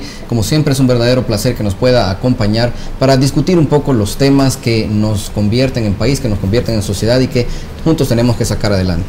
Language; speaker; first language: Spanish; native; Spanish